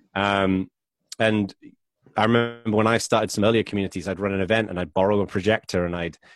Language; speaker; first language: English; native; English